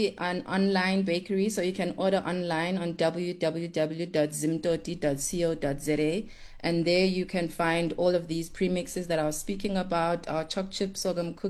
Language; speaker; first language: English; non-native, local second language; Zulu